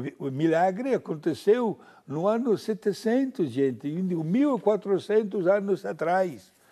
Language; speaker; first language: Portuguese; non-native, fluent; Italian